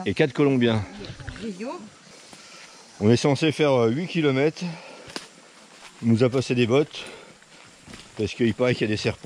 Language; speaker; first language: French; native; French